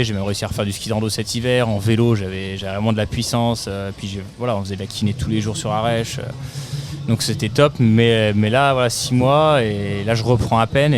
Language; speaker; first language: French; native; French